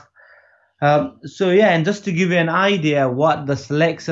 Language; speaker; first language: English; non-native, local second language; Nepali